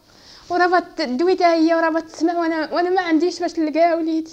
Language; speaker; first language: Arabic; native; Arabic